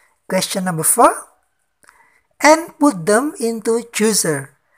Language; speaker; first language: English; non-native, fluent; Indonesian